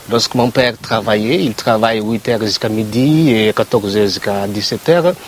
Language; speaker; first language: French; non-native, local second language; Malagasy